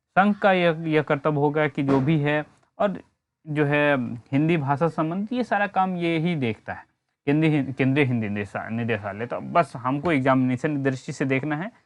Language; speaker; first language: Hindi; native; Hindi